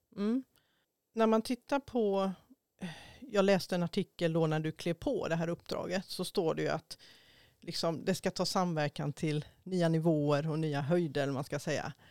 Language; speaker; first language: Swedish; native; Swedish